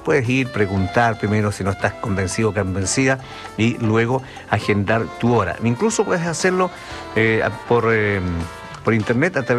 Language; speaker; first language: Spanish; native; Spanish